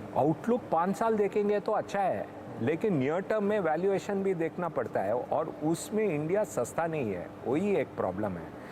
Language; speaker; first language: Hindi; non-native, local second language; Tamil